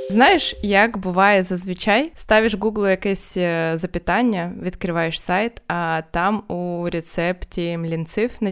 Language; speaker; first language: Ukrainian; non-native, local second language; Russian